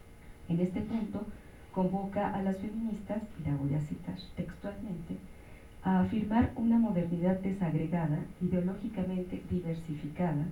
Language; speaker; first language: Spanish; native; Spanish